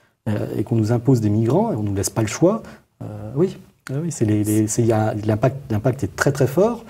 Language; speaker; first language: French; native; French